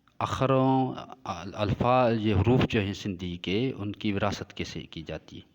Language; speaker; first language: Urdu; non-native, local second language; Sindhi